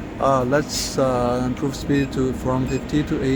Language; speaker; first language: English; non-native, learner; Chinese